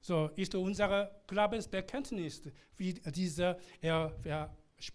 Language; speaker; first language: German; non-native, learner; Korean